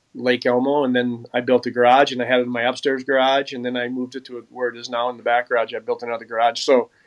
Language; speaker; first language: English; native; English